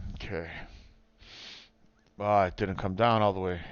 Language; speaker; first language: English; native; English